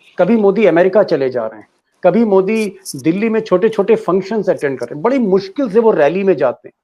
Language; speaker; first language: Hindi; native; Hindi